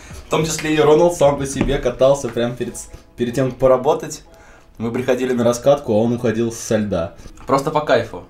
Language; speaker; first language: Russian; native; Russian